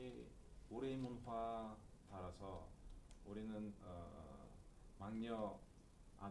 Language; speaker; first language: Korean; non-native, learner; Uzbek